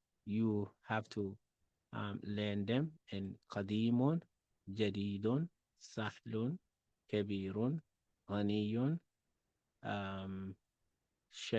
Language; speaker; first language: Arabic; non-native, fluent; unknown